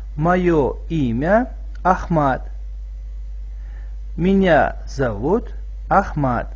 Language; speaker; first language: Russian; non-native, local second language; Tajik